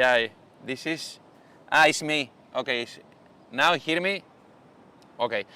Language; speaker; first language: English; non-native, fluent; Spanish